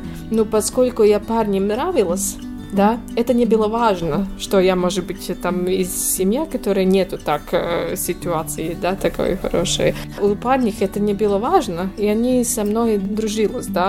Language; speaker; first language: Russian; non-native, local second language; Latvian